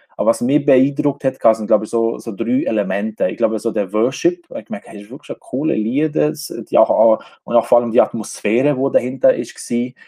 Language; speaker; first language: German; non-native, fluent; Albanian